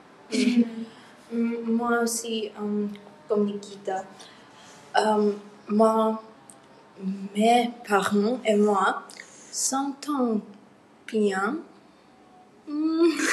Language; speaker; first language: French; non-native, learner; English